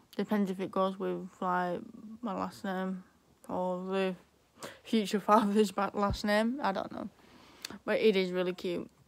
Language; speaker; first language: English; native; English